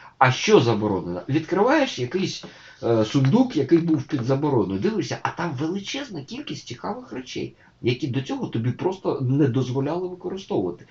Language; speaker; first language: Ukrainian; native; Ukrainian